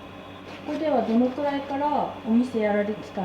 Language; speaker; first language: Japanese; native; Japanese